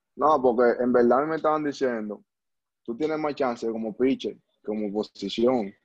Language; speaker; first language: Spanish; native; Spanish